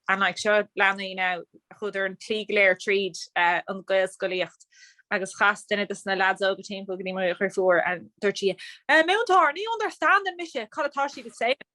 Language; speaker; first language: Irish; native; Irish